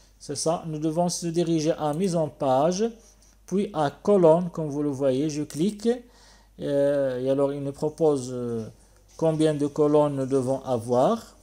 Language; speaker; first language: French; non-native, local second language; Arabic